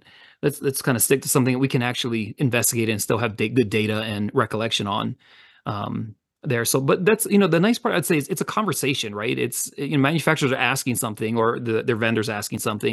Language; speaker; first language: English; native; English